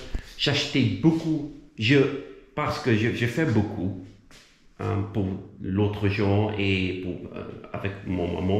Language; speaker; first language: French; non-native, learner; Dutch